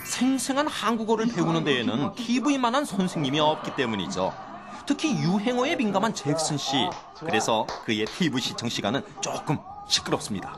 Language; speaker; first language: Korean; native; Korean